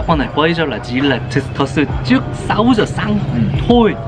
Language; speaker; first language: Vietnamese; non-native, fluent; Korean